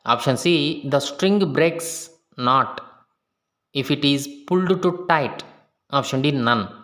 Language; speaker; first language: English; non-native, local second language; Telugu